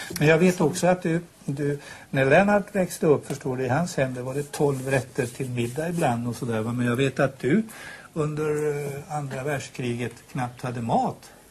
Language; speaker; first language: Swedish; native; Swedish